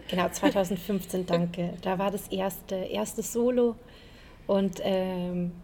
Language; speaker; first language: German; native; German